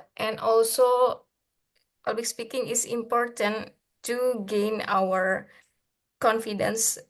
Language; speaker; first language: English; non-native, learner; Indonesian